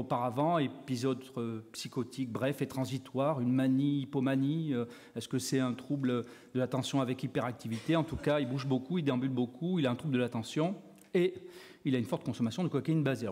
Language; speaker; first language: French; native; French